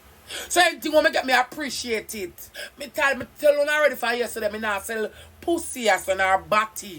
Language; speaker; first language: English; non-native, local second language; Jamaican Creole English